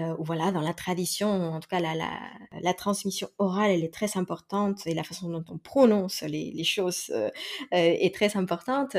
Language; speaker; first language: French; non-native, fluent; Spanish